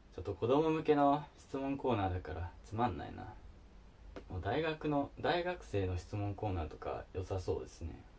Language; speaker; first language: Japanese; native; Japanese